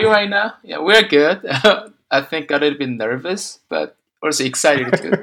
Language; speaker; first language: English; non-native, fluent; Korean